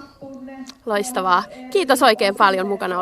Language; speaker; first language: Finnish; native; Finnish